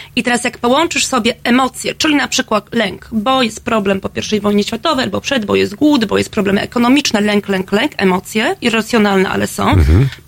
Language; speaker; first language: Polish; native; Polish